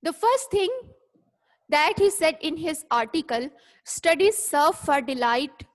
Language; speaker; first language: English; non-native, local second language; Urdu